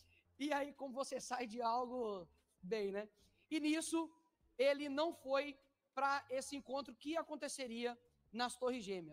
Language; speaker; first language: Portuguese; native; Portuguese